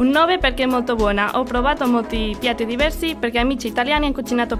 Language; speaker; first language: Italian; non-native, learner; Catalan